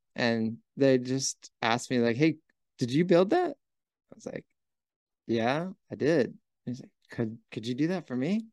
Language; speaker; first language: English; native; English